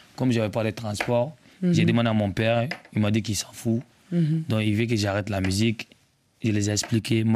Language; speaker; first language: French; non-native, local second language; Bambara